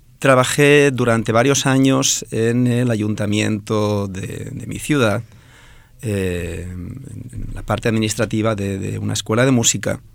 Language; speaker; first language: Spanish; non-native, local second language; Catalan